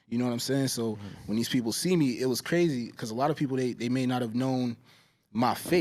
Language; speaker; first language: English; native; English